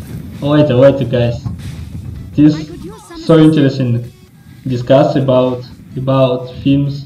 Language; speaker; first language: English; non-native, learner; Russian